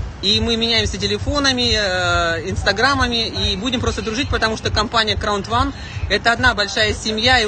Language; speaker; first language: Russian; native; Russian